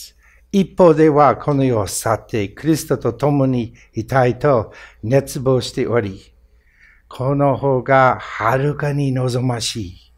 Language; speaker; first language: Japanese; non-native, fluent; English